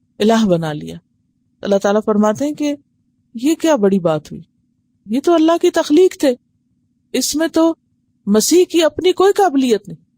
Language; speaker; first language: Urdu; native; Urdu